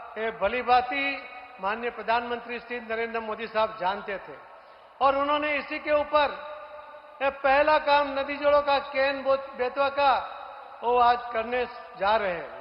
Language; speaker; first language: Hindi; non-native, local second language; Marathi